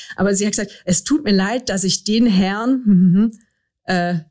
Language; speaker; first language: German; native; German